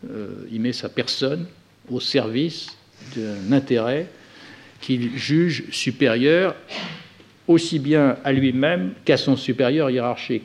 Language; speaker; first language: French; native; French